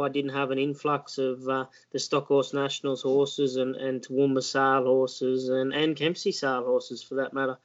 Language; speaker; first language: English; native; English